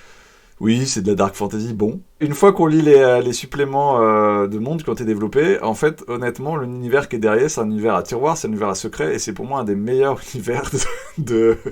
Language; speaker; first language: French; native; French